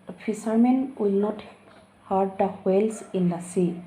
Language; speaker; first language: English; non-native, local second language; Assamese